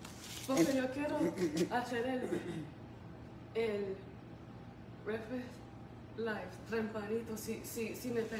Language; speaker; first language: Spanish; early bilingual, heritage; Spanish